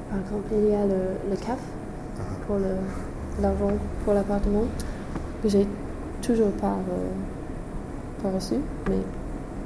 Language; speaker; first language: French; non-native, fluent; English